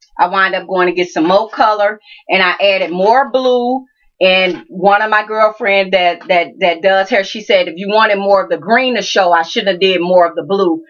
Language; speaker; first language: English; native; English